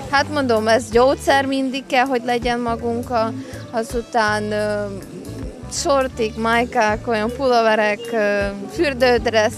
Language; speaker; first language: Hungarian; non-native, local second language; Ukrainian